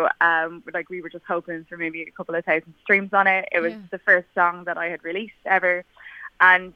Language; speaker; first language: English; native; English